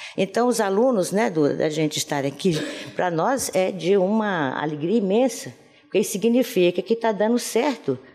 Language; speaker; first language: Portuguese; native; Portuguese